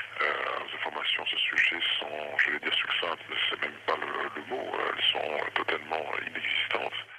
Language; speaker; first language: French; native; French